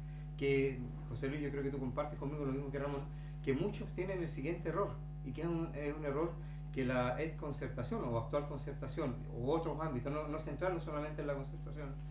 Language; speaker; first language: Spanish; native; Spanish